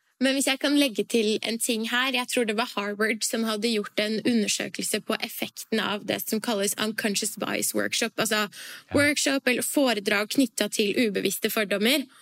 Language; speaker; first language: Norwegian; early bilingual, other home language; Persian